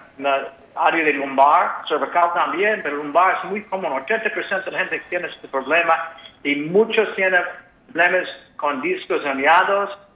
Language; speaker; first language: Spanish; non-native, fluent; English